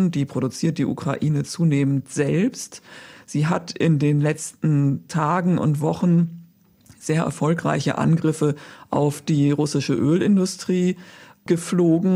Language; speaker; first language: German; native; German